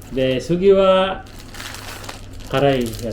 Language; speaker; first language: Japanese; non-native, learner; Filipino